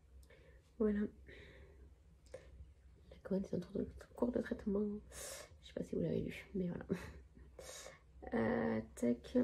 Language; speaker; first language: French; native; French